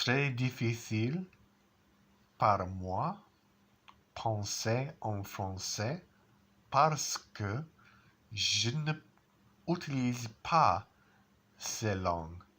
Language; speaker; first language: French; non-native, learner; English